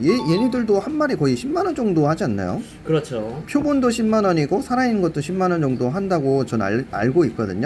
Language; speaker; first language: Korean; native; Korean